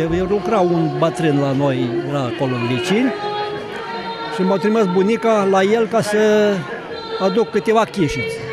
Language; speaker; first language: Romanian; non-native, local second language; Ukrainian